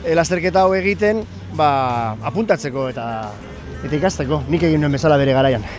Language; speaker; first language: Basque; non-native, local second language; Spanish